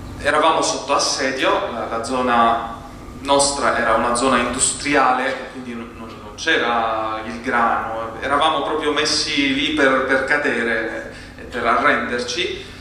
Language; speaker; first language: Italian; non-native, fluent; Arabic